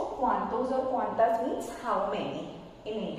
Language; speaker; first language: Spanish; non-native, fluent; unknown